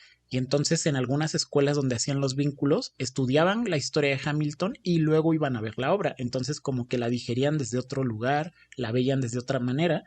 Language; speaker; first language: Spanish; native; Spanish